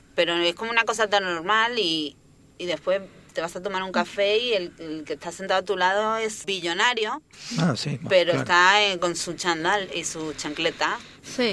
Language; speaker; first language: Spanish; native; Spanish